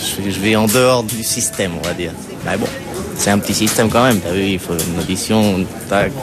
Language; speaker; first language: French; early bilingual, other home language; Spanish